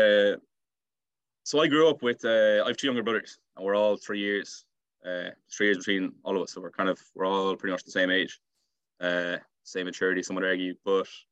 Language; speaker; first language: English; native; English